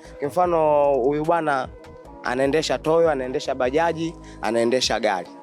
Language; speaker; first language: Swahili; native; Swahili